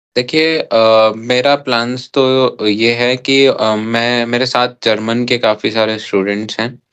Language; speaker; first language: Hindi; native; Hindi